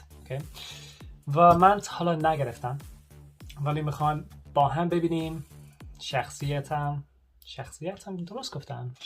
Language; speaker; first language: Persian; early bilingual, heritage; Persian